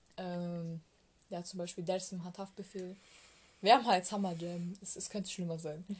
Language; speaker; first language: German; early bilingual, other home language; Turkish